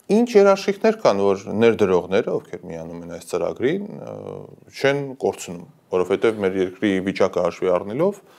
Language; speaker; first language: Armenian; native; Armenian